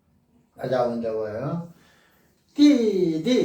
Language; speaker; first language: Chinese; non-native, learner; Korean